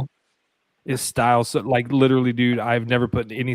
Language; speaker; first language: English; native; English